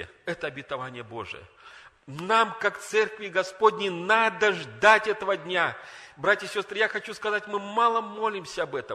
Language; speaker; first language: Russian; native; Russian